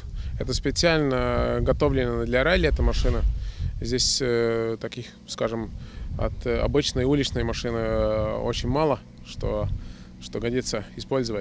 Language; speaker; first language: Russian; non-native, fluent; Estonian